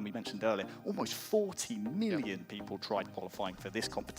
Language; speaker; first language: English; native; English